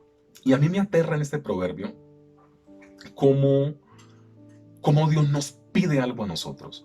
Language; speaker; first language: Spanish; native; Spanish